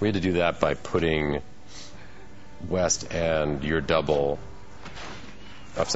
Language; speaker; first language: English; native; English